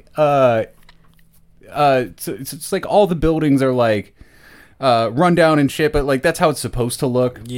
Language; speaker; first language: English; native; English